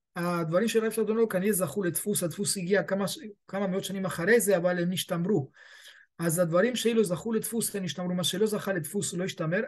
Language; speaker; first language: Hebrew; early bilingual, other home language; Spanish